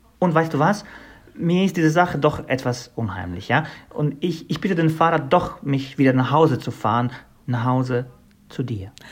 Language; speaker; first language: German; non-native, fluent; Bosnian